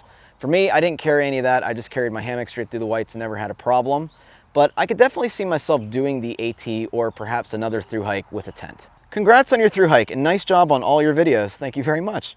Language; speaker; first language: English; native; English